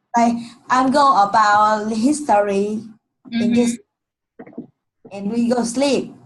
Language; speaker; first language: English; non-native, learner; Vietnamese